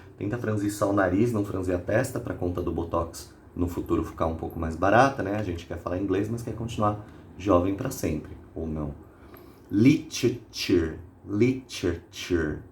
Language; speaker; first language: Portuguese; native; Portuguese